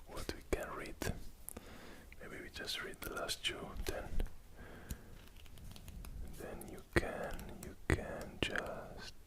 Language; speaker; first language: English; non-native, fluent; Italian